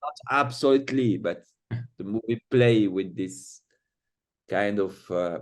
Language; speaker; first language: English; non-native, fluent; Arabic